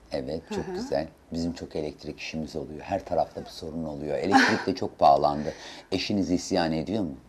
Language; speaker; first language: Turkish; native; Turkish